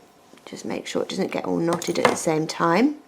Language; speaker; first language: English; native; English